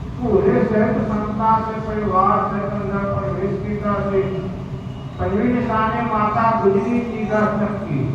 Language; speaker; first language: Hindi; non-native, local second language; Punjabi